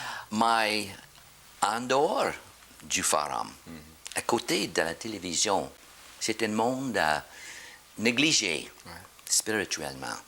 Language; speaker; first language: French; non-native, learner; English